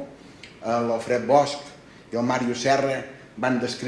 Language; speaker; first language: Catalan; native; Catalan